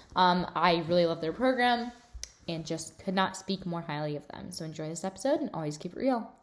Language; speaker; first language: English; native; English